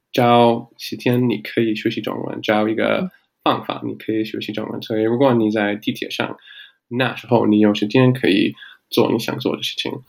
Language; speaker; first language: Chinese; non-native, learner; English